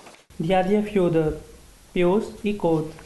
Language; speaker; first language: Russian; non-native, learner; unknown